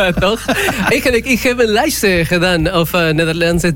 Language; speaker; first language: Dutch; non-native, learner; Spanish